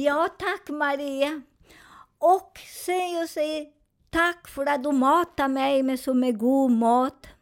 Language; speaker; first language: Swedish; non-native, fluent; Spanish